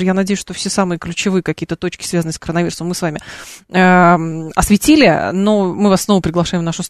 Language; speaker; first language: Russian; native; Russian